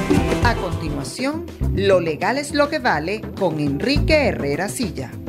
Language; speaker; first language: Spanish; native; Spanish